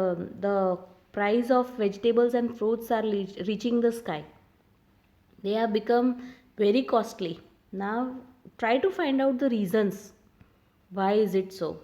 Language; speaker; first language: English; non-native, local second language; Hindi